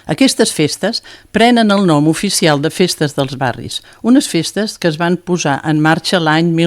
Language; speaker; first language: Catalan; native; Catalan